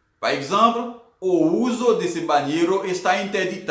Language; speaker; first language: Portuguese; non-native, learner; Haitian Creole